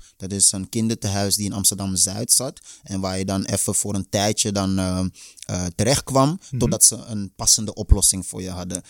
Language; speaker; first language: Dutch; early bilingual, other home language; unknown